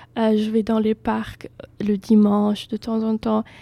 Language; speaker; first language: French; non-native, fluent; German